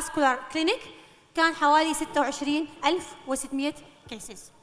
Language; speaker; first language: Arabic; native; Arabic